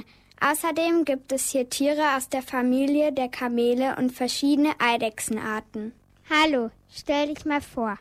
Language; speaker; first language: German; early bilingual, other home language; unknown